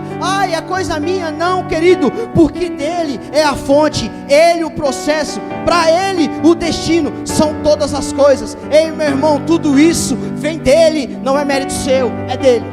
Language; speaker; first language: Portuguese; native; Portuguese